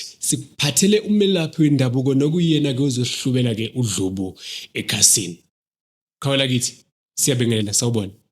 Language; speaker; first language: Zulu; native; Zulu